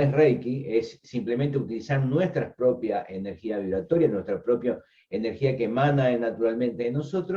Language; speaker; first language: Spanish; native; Spanish